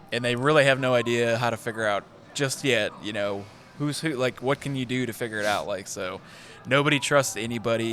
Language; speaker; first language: English; native; English